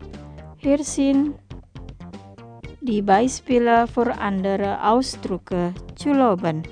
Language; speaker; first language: German; non-native, fluent; Indonesian